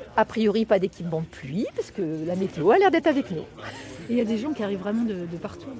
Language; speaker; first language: French; native; French